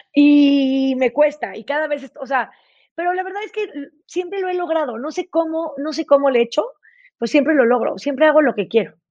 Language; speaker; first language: Spanish; native; Spanish